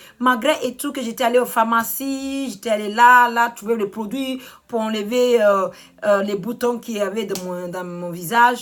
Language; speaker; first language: French; non-native, learner; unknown